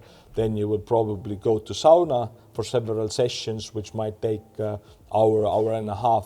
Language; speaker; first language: English; non-native, fluent; Estonian